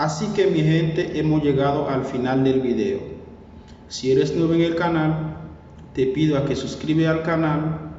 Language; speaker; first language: Spanish; non-native, learner; Haitian Creole